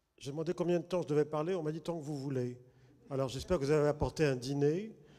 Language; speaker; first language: French; native; French